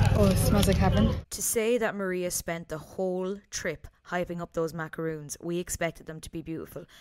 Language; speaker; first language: English; native; English